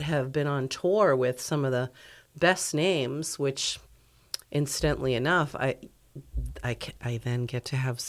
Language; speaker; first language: English; native; English